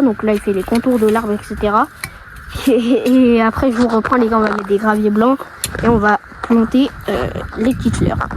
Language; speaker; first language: French; native; French